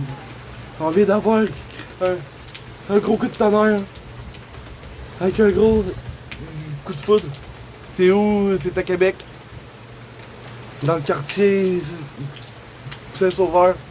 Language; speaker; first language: French; native; French